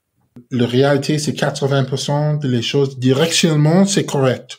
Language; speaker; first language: French; non-native, learner; English